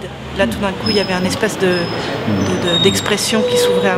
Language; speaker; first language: French; native; French